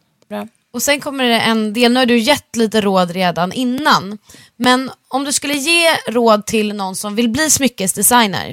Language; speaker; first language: Swedish; native; Swedish